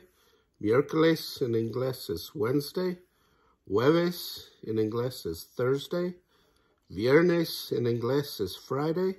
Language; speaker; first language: Spanish; non-native, learner; English